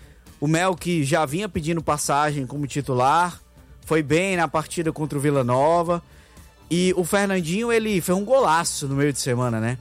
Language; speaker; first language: Portuguese; native; Portuguese